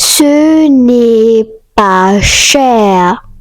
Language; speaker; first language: French; non-native, learner; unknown